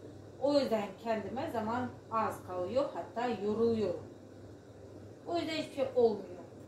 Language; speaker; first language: Turkish; non-native, fluent; Russian